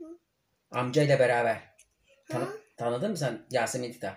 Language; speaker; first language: Turkish; native; Turkish